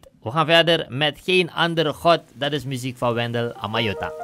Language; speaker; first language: Dutch; native; Dutch